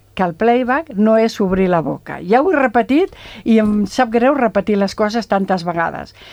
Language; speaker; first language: Catalan; non-native, local second language; Spanish